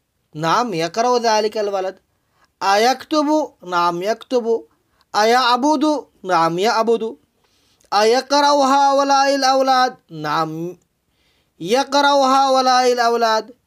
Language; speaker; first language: Arabic; non-native, fluent; Urdu